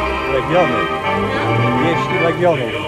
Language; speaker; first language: Polish; native; Polish